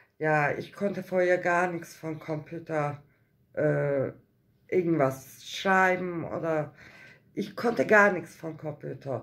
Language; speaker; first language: German; non-native, learner; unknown